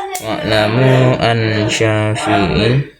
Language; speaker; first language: Arabic; non-native, learner; Indonesian